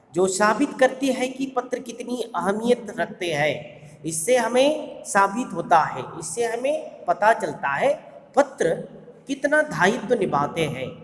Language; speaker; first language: Hindi; non-native, local second language; Kannada